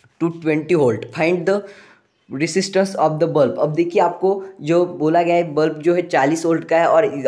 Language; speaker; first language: Hindi; non-native, local second language; Marathi